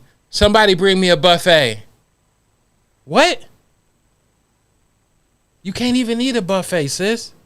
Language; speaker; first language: English; native; English